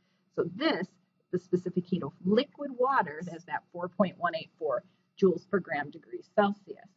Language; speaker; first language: English; native; English